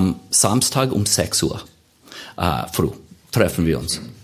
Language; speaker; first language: German; non-native, fluent; English